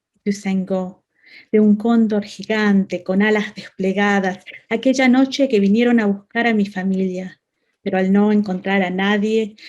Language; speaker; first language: Spanish; native; Spanish